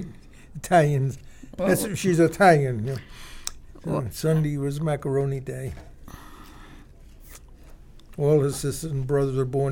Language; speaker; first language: English; native; English